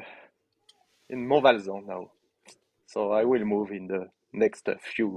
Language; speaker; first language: English; non-native, learner; French